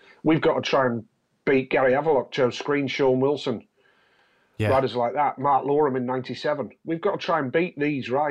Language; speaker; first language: English; native; English